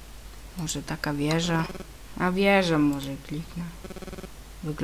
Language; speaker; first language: Polish; native; Polish